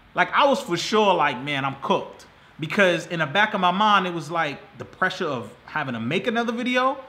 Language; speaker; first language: English; native; English